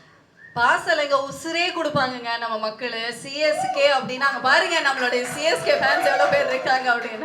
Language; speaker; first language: Tamil; native; Tamil